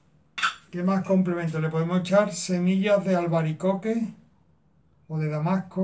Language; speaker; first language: Spanish; native; Spanish